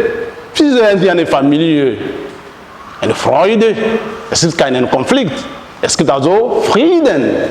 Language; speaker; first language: German; non-native, fluent; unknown